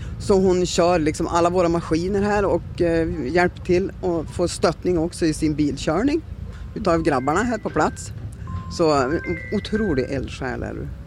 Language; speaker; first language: Swedish; native; Swedish